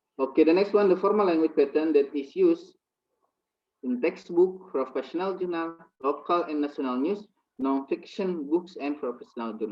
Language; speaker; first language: English; non-native, fluent; Indonesian